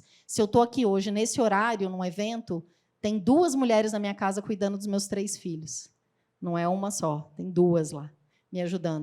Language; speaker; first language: Portuguese; native; Portuguese